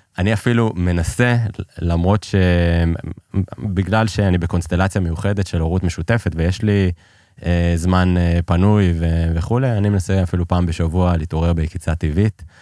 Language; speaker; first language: Hebrew; early bilingual, other home language; Persian